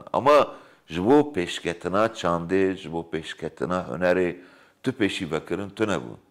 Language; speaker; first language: Kurdish; native; Kurdish